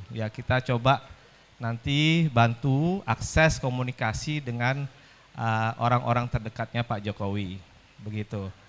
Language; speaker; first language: Indonesian; native; Indonesian